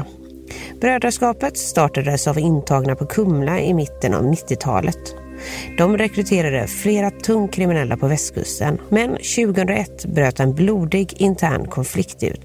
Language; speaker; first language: Swedish; native; Swedish